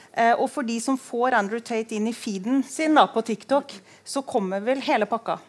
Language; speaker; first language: Norwegian; native; Norwegian